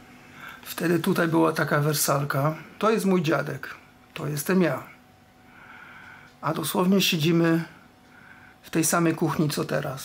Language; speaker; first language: Polish; early bilingual, heritage; Dutch